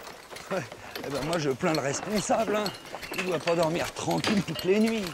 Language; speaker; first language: French; native; French